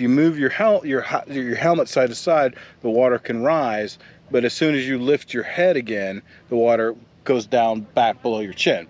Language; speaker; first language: English; native; English